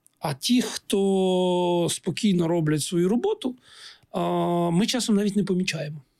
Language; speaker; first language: Ukrainian; non-native, local second language; Russian